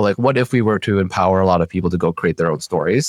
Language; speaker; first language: English; native; English